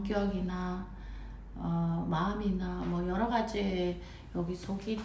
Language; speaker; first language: Korean; non-native, fluent; Mongolian